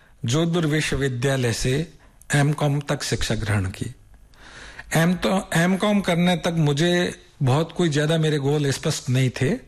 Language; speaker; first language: Hindi; native; Hindi